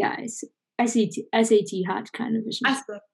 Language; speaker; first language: German; non-native, learner; English